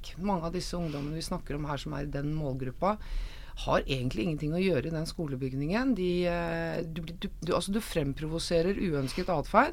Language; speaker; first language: Norwegian; native; Norwegian